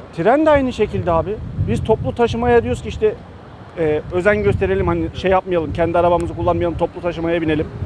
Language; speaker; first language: Turkish; early bilingual, heritage; Turkish